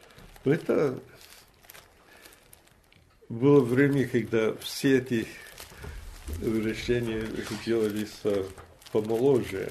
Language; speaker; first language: Russian; non-native, fluent; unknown